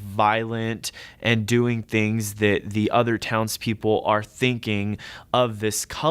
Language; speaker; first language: English; native; English